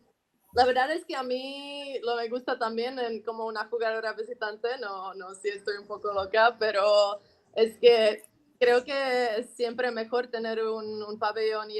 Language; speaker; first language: Spanish; non-native, fluent; Czech